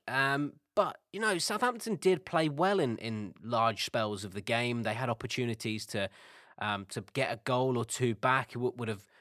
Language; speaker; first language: English; native; English